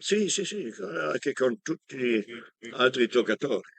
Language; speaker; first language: Italian; non-native, learner; German